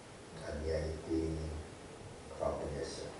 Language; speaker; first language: Hebrew; non-native, fluent; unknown